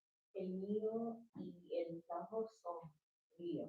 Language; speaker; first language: Spanish; non-native, learner; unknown